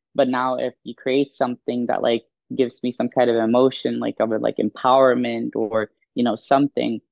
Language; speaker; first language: English; non-native, fluent; Swedish